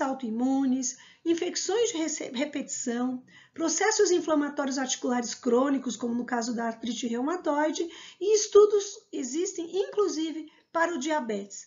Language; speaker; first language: Portuguese; native; Portuguese